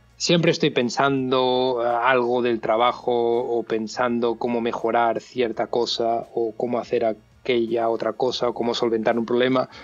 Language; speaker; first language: Spanish; native; Spanish